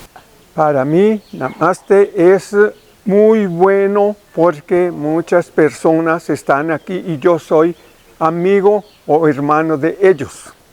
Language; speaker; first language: Spanish; non-native, learner; English